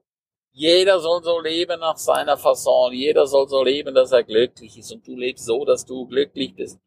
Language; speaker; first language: German; non-native, local second language; Romansh